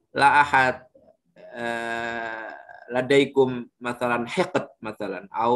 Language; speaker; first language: Arabic; non-native, fluent; Indonesian